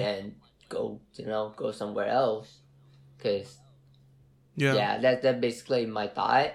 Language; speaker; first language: English; non-native, fluent; Vietnamese